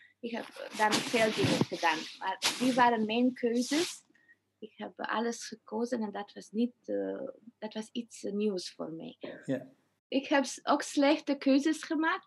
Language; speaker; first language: Dutch; non-native, fluent; Romanian